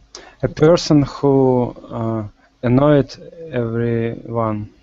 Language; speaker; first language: English; non-native, learner; Russian